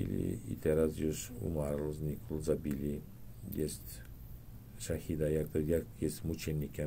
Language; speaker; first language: Polish; non-native, learner; Turkmen